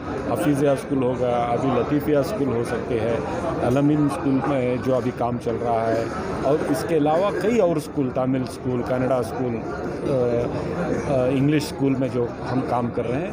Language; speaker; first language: Urdu; native; Urdu